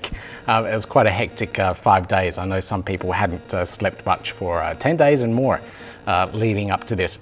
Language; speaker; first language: English; native; English